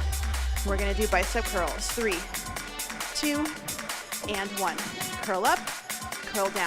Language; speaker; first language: English; native; English